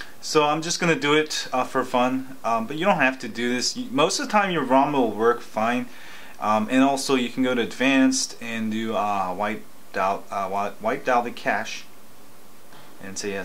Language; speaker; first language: English; native; English